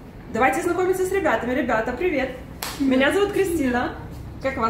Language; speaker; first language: Russian; native; Russian